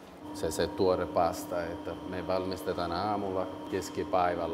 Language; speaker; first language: Finnish; non-native, learner; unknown